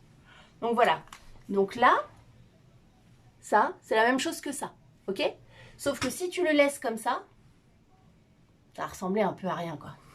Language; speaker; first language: French; native; French